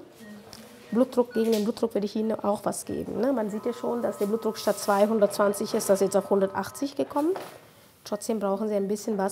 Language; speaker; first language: German; non-native, fluent; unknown